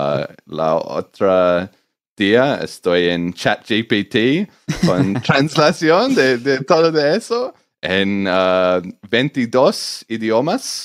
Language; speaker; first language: Spanish; non-native, learner; English